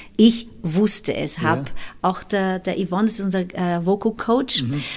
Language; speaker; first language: German; non-native, fluent; Portuguese